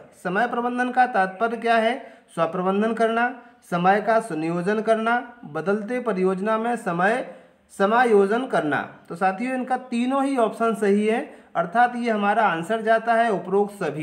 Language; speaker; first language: Hindi; native; Hindi